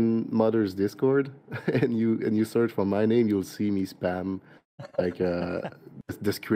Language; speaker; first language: English; non-native, fluent; French